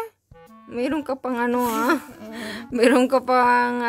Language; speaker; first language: Korean; non-native, fluent; Filipino